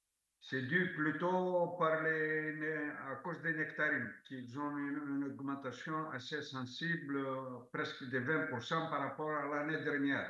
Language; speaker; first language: French; non-native, fluent; Greek